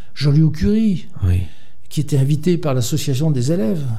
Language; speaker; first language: French; native; French